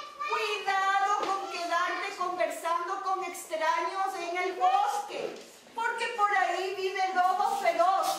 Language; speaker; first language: Spanish; native; Spanish